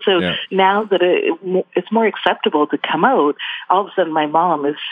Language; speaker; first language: English; early bilingual, other home language; Hebrew